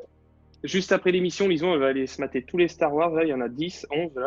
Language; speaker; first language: French; native; French